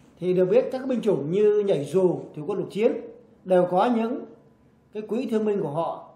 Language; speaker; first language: Vietnamese; native; Vietnamese